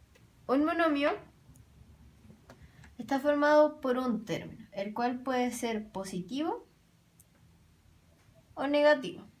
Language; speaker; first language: Spanish; native; Spanish